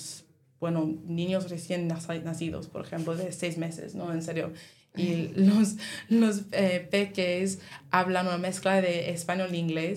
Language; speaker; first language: Spanish; non-native, learner; English